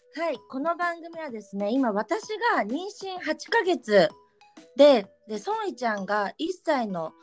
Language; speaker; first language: Japanese; native; Japanese